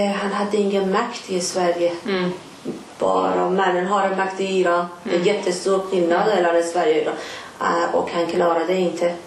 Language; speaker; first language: Swedish; non-native, learner; Persian